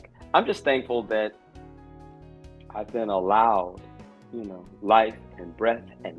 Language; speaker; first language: English; native; English